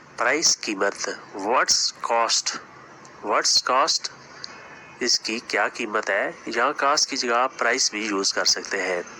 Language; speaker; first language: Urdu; native; Urdu